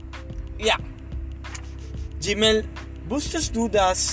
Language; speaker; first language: German; non-native, fluent; Spanish